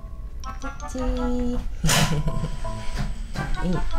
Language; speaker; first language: Japanese; native; Japanese